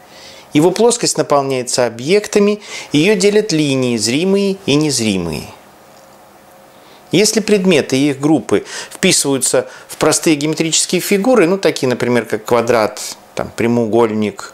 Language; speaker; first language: Russian; native; Russian